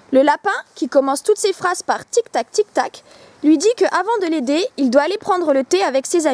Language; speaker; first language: French; native; French